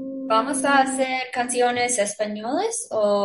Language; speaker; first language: Spanish; non-native, learner; English